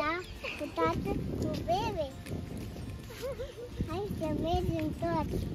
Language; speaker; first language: Romanian; early bilingual, heritage; Romanian